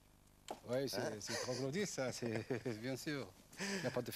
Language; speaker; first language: French; non-native, local second language; Arabic